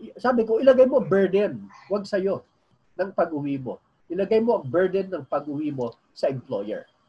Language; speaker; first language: Filipino; native; Filipino